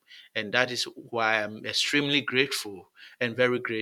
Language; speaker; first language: English; non-native, local second language; Akan